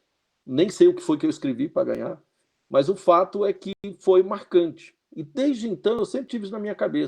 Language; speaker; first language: Portuguese; native; Portuguese